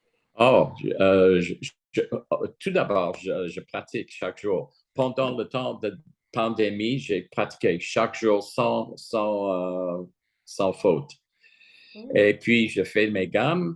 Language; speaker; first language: French; non-native, fluent; English